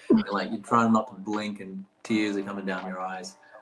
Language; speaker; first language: English; early bilingual, other home language; Portuguese